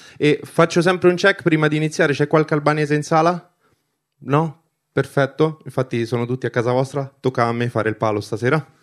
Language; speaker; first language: Italian; early bilingual, other home language; Albanian